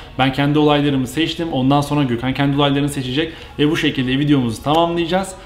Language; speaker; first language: Turkish; native; Turkish